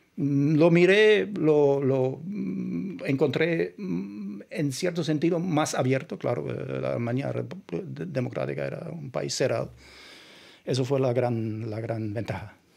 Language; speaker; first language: Spanish; non-native, fluent; German